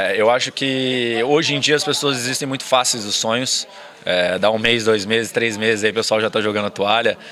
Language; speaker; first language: Portuguese; native; Portuguese